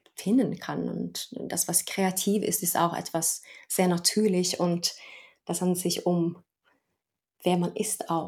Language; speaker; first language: German; non-native, fluent; Norwegian